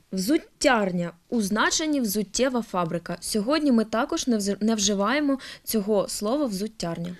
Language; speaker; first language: Ukrainian; native; Ukrainian